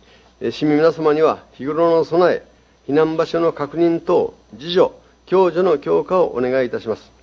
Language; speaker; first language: Japanese; native; Japanese